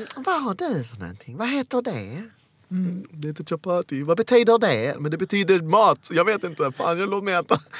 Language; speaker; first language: Swedish; early bilingual, other home language; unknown